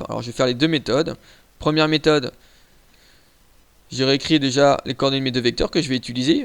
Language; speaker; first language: French; native; French